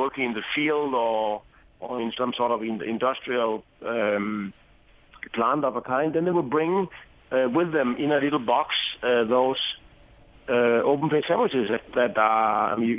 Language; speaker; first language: English; non-native, fluent; Danish